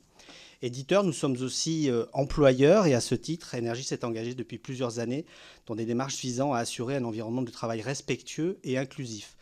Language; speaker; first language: French; native; French